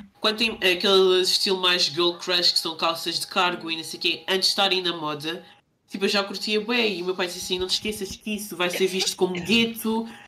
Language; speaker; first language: Portuguese; native; Portuguese